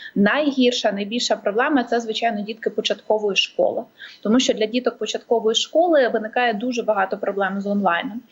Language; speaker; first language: Ukrainian; native; Ukrainian